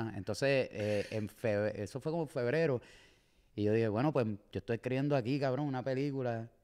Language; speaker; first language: Spanish; native; Spanish